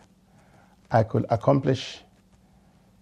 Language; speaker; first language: English; non-native, local second language; Yoruba